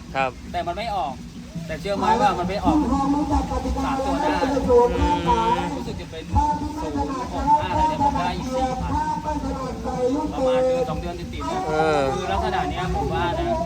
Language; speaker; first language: Thai; native; Thai